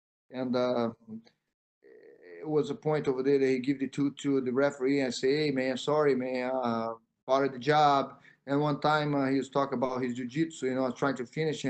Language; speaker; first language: English; non-native, fluent; Portuguese